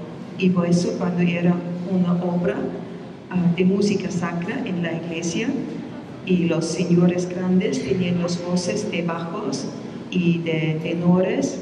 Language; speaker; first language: Spanish; non-native, fluent; German